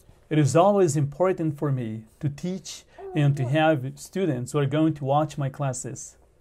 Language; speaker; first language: English; non-native, fluent; Portuguese